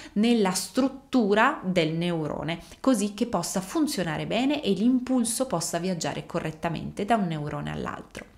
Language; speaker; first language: Italian; native; Italian